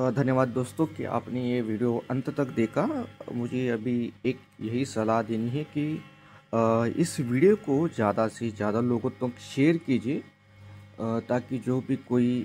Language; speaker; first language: Hindi; non-native, local second language; Marathi